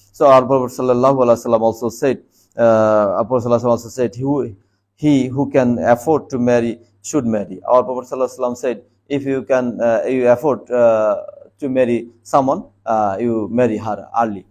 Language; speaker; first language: English; non-native, local second language; Bangla